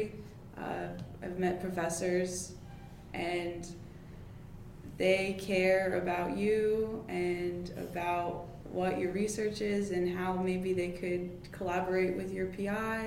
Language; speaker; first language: English; native; English